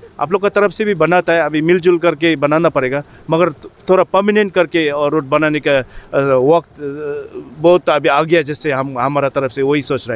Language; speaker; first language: Hindi; non-native, fluent; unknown